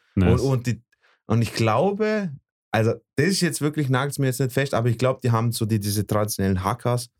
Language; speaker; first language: German; early bilingual, other home language; Bosnian